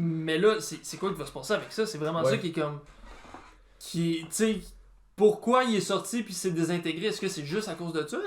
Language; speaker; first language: French; native; French